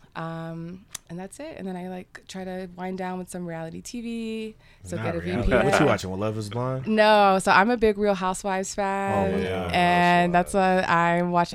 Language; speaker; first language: English; native; English